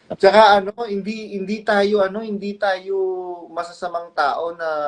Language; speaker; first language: Filipino; non-native, local second language; Pampanga